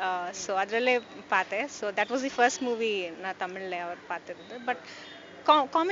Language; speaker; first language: Tamil; non-native, learner; Kannada